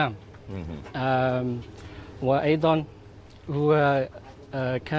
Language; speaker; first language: Arabic; non-native, learner; Filipino